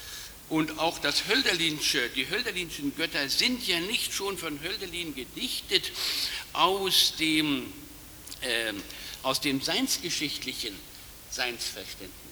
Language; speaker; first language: German; native; German